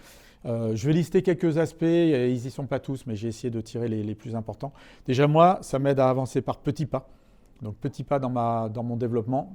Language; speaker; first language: French; native; French